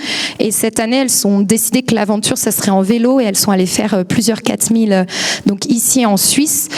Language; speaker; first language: French; native; French